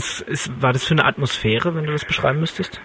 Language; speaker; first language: German; native; German